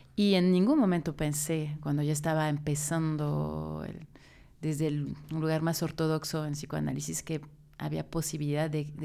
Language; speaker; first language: Spanish; non-native, fluent; French